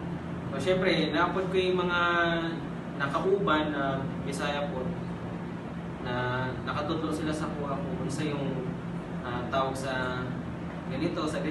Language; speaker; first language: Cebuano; non-native, local second language; Filipino